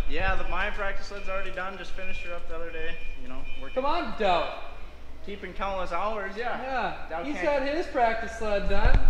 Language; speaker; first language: English; native; English